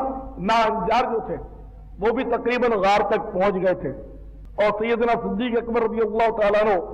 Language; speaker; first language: Urdu; native; Urdu